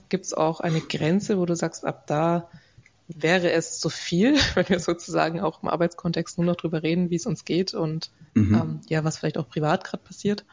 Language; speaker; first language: German; native; German